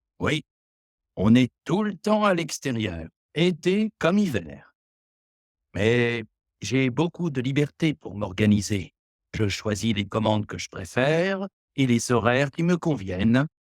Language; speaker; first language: French; non-native, learner; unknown